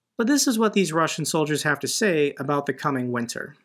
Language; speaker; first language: English; native; English